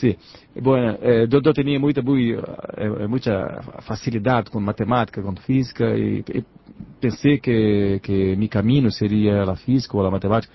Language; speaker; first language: Spanish; non-native, learner; Portuguese